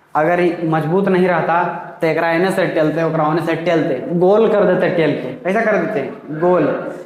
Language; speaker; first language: Hindi; native; Hindi